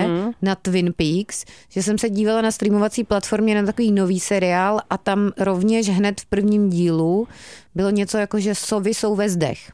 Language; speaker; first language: Czech; native; Czech